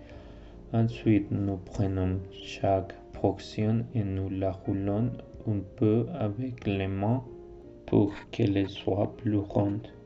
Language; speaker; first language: French; non-native, learner; Spanish